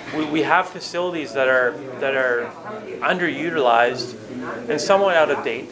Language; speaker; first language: English; native; English